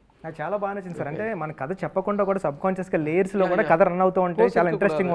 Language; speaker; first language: Telugu; native; Telugu